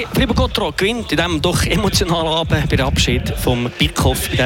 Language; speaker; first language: German; native; German